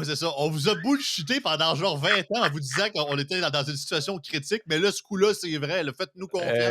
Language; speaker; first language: French; native; French